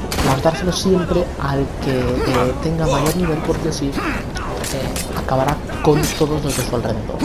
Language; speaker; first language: Spanish; native; Spanish